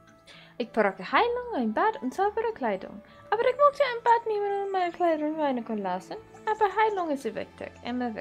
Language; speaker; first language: German; non-native, learner; Dutch